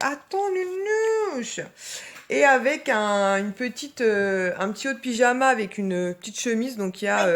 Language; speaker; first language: French; native; French